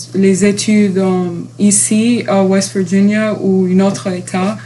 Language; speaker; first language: French; non-native, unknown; Arabic